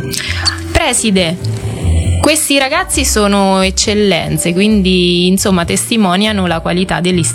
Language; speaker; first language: Italian; native; Italian